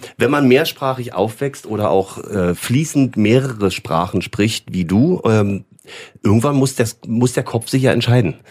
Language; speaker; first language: German; native; German